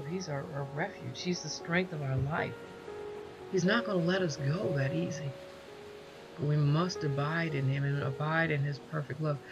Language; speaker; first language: English; native; English